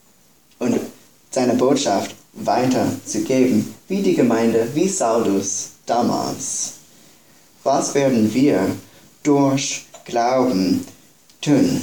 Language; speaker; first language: German; non-native, fluent; English